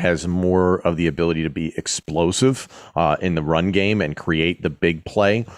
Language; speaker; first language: English; native; English